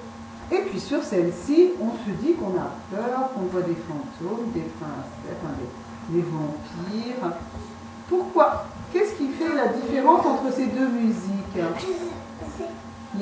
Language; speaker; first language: French; native; French